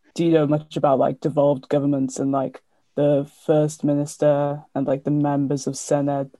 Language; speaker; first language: English; native; English